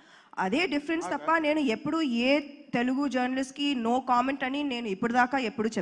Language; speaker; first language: Telugu; non-native, local second language; English